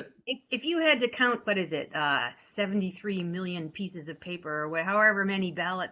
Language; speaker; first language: English; native; English